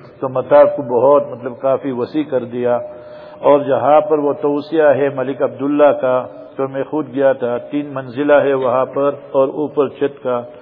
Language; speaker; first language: Urdu; native; Urdu